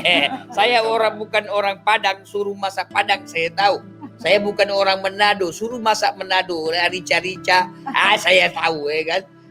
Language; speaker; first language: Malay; non-native, local second language; Achinese